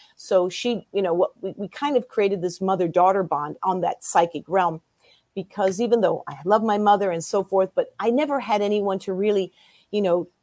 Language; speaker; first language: English; early bilingual, other home language; German